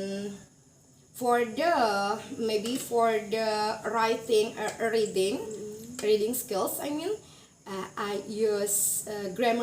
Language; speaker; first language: English; non-native, learner; Indonesian